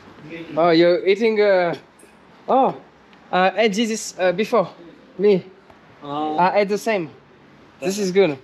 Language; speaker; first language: English; non-native, learner; French